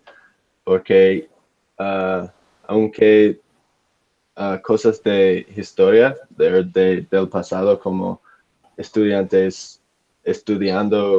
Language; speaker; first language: Spanish; non-native, learner; English